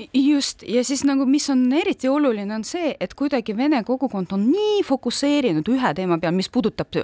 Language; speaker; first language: Estonian; non-native, local second language; Russian